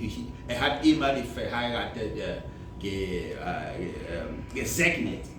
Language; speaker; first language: German; non-native, learner; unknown